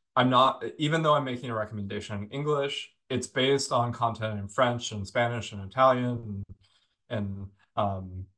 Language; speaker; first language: English; native; English